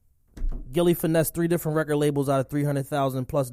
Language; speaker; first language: English; native; English